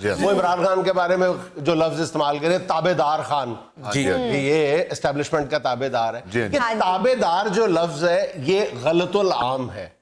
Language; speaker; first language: Urdu; non-native, local second language; Punjabi